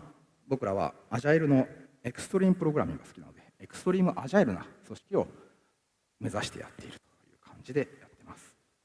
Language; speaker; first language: Japanese; native; Japanese